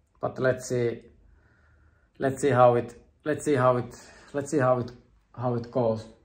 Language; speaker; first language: English; non-native, fluent; Finnish